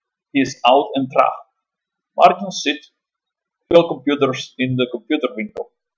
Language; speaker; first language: Dutch; non-native, learner; Spanish